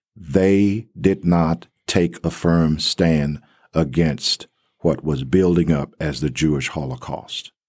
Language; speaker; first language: English; native; English